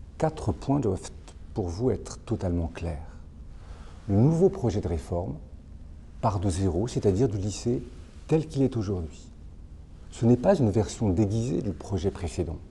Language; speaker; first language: French; native; French